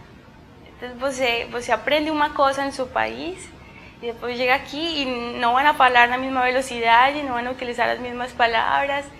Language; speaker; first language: Portuguese; non-native, fluent; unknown